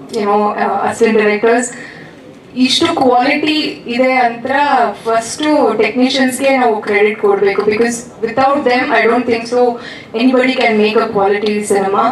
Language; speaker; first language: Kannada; non-native, learner; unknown